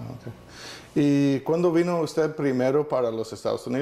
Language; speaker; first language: Spanish; non-native, fluent; English